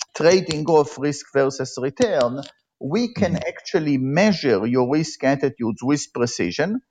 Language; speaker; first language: English; non-native, fluent; Hebrew